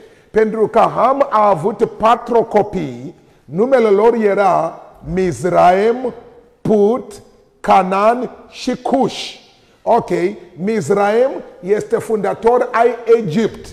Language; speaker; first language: Romanian; non-native, learner; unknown